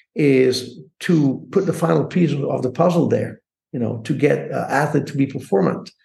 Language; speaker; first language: English; non-native, fluent; Italian